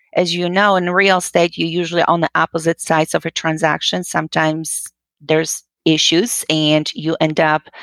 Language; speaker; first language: English; non-native, fluent; Polish